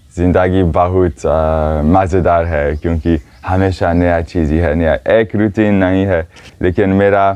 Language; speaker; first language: Hindi; non-native, learner; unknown